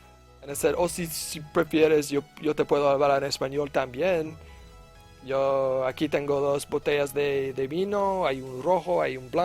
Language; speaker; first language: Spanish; non-native, learner; English